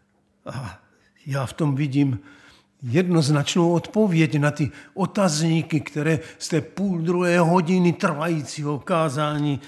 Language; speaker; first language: Czech; native; Czech